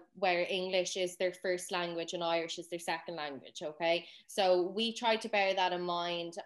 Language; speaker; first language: English; native; English